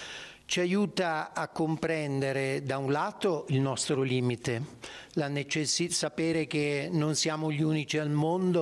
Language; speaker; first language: Italian; native; Italian